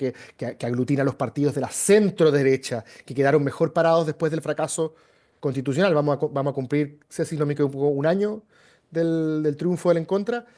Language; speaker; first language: Spanish; native; Spanish